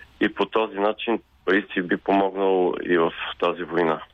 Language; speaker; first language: Bulgarian; native; Bulgarian